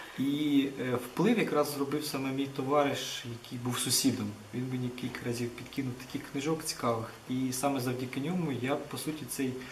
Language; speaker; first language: Ukrainian; native; Ukrainian